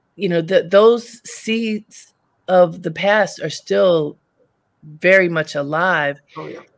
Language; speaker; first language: English; native; English